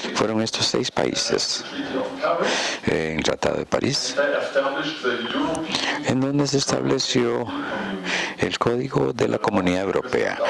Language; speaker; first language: Spanish; non-native, fluent; German